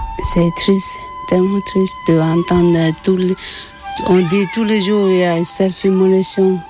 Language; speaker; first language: French; non-native, learner; Tibetan